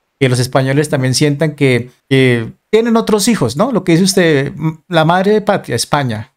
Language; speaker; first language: Spanish; native; Spanish